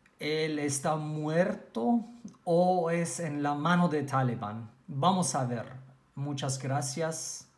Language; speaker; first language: Spanish; non-native, learner; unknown